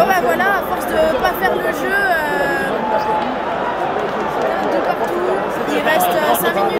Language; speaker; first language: French; native; French